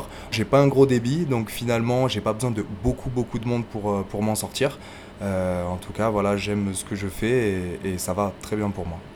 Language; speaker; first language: French; native; French